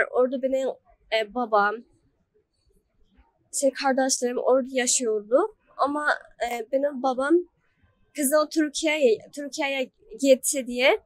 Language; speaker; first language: Turkish; non-native, fluent; Uyghur